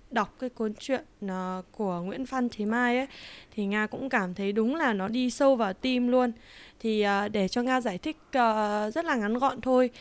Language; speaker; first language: Vietnamese; early bilingual, heritage; Vietnamese